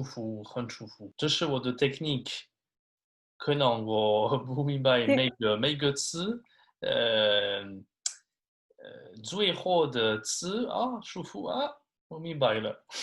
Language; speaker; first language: Chinese; non-native, learner; French